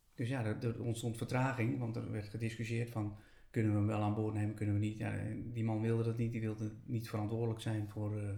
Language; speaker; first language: Dutch; native; Dutch